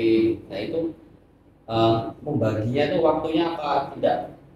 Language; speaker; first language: Indonesian; native; Indonesian